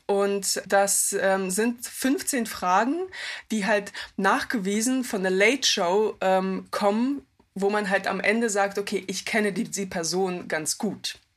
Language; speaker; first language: German; early bilingual, other home language; Russian